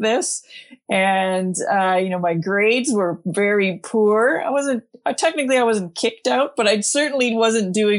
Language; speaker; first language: English; native; English